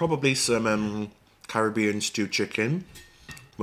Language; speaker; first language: English; native; English